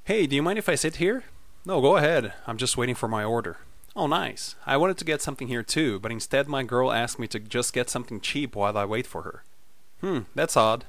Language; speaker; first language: English; non-native, fluent; Portuguese